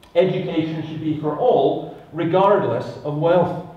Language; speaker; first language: English; native; English